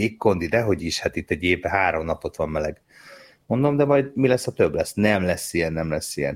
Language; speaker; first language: Hungarian; native; Hungarian